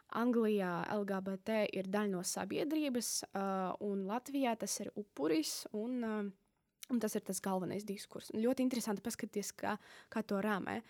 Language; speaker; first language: Latvian; non-native, local second language; Russian